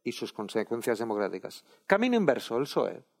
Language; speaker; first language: Spanish; non-native, local second language; Catalan